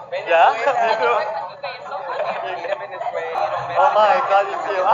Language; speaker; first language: English; non-native, learner; Thai